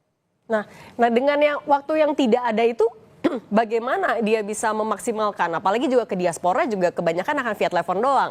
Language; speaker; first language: Indonesian; native; Indonesian